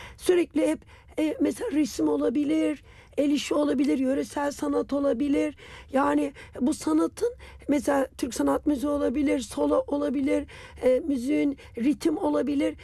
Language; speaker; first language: Turkish; non-native, fluent; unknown